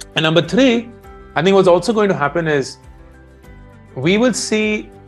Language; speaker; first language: English; non-native, local second language; Hindi